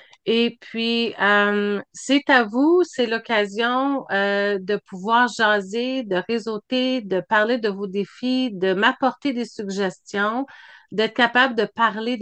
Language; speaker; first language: French; native; French